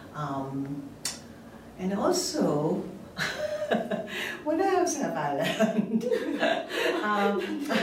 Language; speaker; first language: English; non-native, local second language; Cantonese